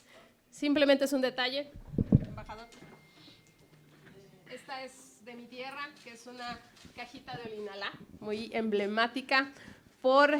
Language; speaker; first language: Spanish; native; Spanish